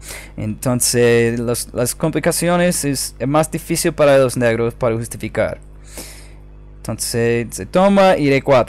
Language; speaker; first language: Spanish; non-native, fluent; English